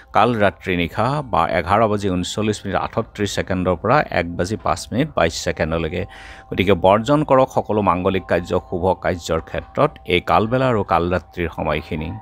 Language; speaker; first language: Assamese; native; Assamese